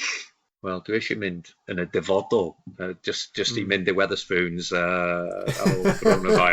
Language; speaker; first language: Welsh; non-native, local second language; English